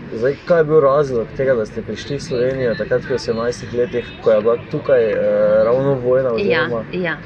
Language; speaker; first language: Slovenian; native; Slovenian